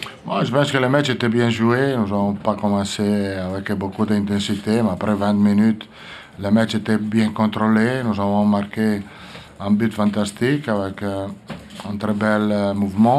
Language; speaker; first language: French; non-native, learner; Italian